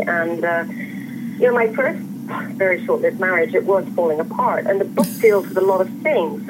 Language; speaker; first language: English; native; English